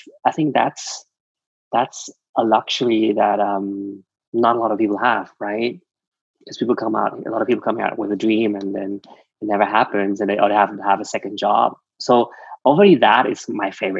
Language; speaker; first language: English; non-native, fluent; Vietnamese